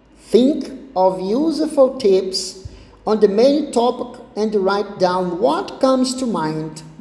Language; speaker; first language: English; non-native, fluent; Portuguese